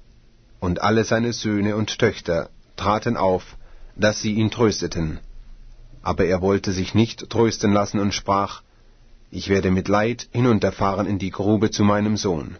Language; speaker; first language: German; native; German